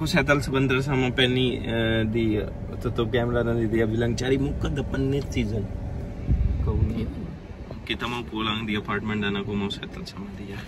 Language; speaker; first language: Indonesian; non-native, fluent; Urdu